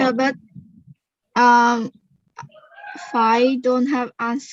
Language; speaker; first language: English; non-native, learner; Vietnamese